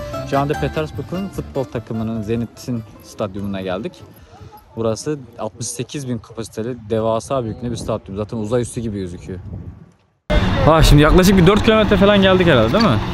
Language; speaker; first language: Turkish; native; Turkish